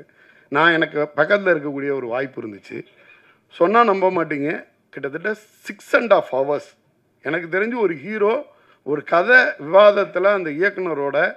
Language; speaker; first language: Tamil; native; Tamil